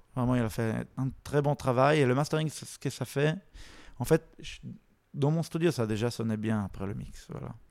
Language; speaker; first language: French; non-native, fluent; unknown